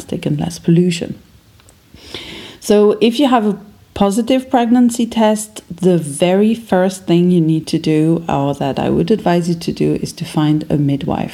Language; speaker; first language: English; non-native, fluent; French